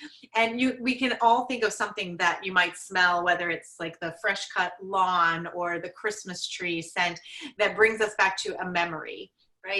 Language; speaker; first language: English; native; English